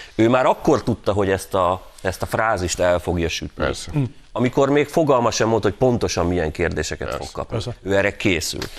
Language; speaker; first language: Hungarian; native; Hungarian